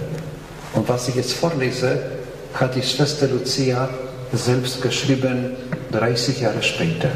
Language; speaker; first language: German; non-native, fluent; Polish